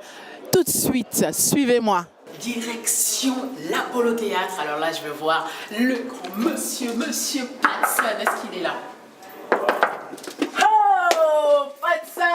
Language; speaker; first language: French; native; French